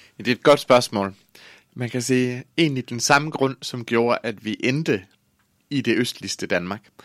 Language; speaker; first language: Danish; native; Danish